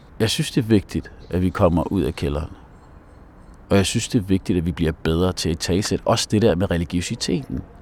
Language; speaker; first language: Danish; early bilingual, other home language; Arabic